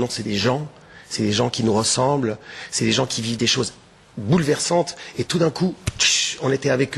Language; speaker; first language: French; native; French